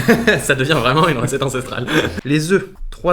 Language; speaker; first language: French; native; French